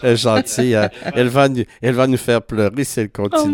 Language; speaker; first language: French; native; French